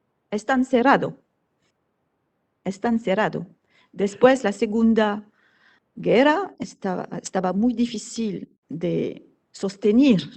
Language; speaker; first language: Spanish; non-native, fluent; French